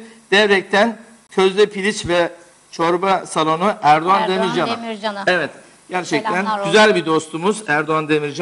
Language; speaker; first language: Turkish; native; Turkish